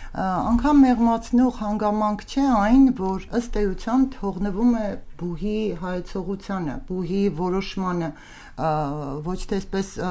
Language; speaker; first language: Armenian; native; Armenian